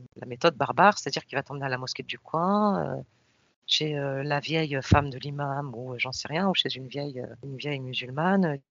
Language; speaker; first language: French; native; French